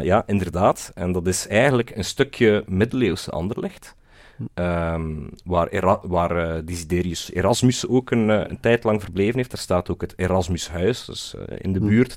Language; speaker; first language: Dutch; native; Dutch